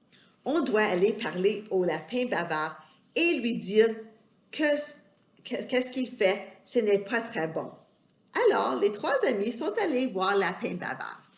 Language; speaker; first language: French; non-native, fluent; English